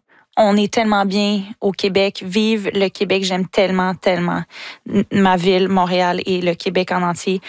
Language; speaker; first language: French; native; French